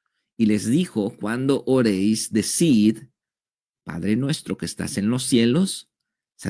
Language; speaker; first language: Spanish; native; Spanish